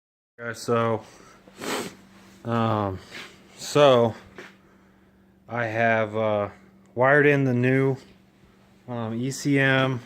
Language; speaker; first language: English; native; English